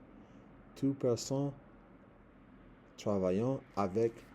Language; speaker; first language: French; non-native, learner; English